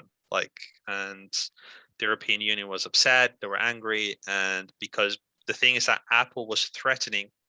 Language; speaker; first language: English; non-native, fluent; Spanish